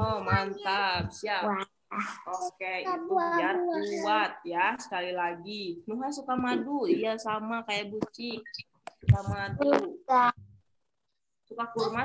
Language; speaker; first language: Indonesian; native; Indonesian